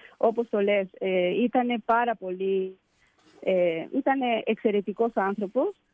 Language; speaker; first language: Greek; early bilingual, heritage; Spanish